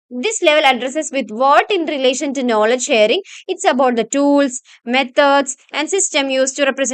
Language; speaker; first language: English; non-native, local second language; Malayalam